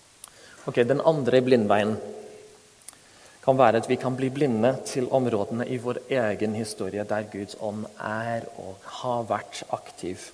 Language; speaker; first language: Norwegian; non-native, fluent; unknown